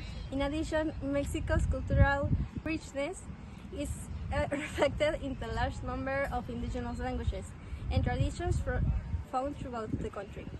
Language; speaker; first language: English; non-native, learner; Spanish